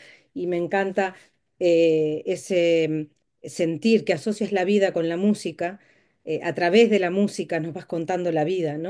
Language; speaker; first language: Spanish; native; Spanish